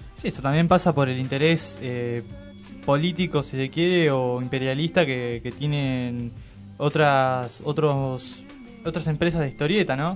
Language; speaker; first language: Spanish; native; Spanish